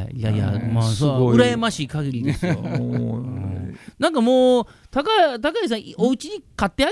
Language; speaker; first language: Japanese; native; Japanese